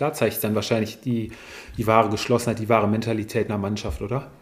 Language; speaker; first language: German; native; German